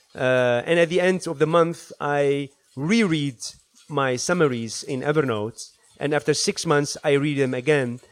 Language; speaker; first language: English; early bilingual, other home language; Arabic